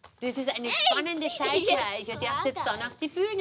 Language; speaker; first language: German; native; German